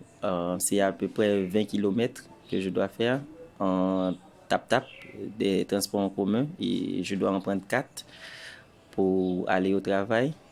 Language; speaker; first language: French; non-native, local second language; Haitian Creole